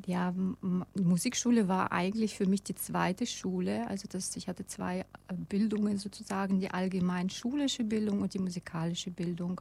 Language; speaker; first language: German; non-native, fluent; Russian